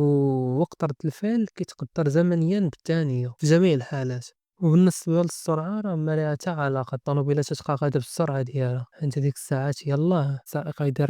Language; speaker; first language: Arabic; native; Arabic